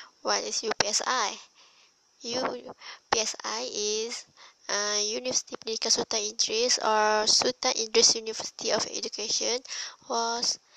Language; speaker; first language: English; non-native, learner; Malay